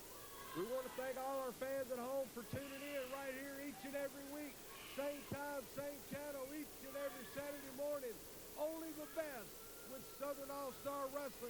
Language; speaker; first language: English; native; English